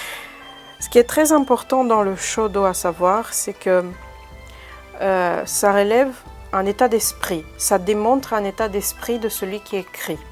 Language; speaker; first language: French; early bilingual, other home language; Romanian